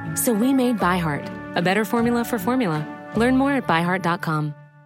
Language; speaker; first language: English; early bilingual, other home language; Polish